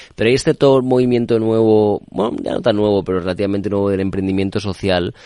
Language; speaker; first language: Spanish; native; Spanish